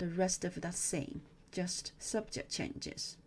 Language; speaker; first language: English; non-native, fluent; Chinese